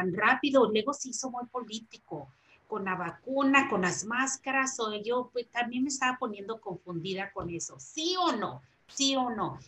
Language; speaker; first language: Spanish; early bilingual, heritage; Spanish